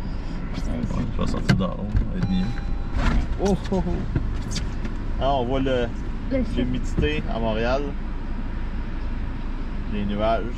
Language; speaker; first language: French; native; French